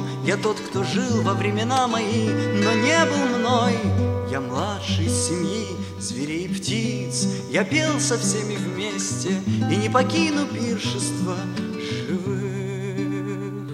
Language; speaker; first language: Russian; native; Russian